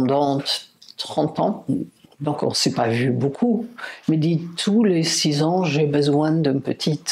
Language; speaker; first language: French; non-native, fluent; English